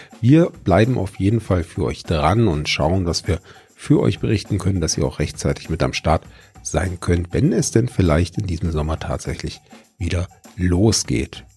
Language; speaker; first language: German; native; German